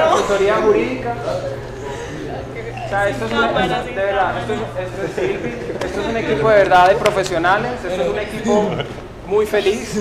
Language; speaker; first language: Spanish; native; Spanish